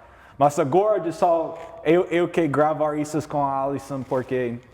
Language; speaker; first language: Portuguese; non-native, learner; English